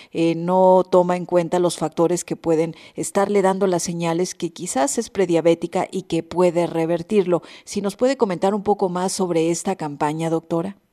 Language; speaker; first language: Spanish; native; Spanish